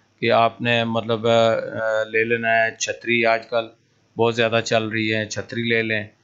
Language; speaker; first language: Urdu; non-native, local second language; Punjabi